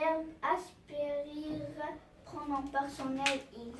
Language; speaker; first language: French; non-native, learner; Arabic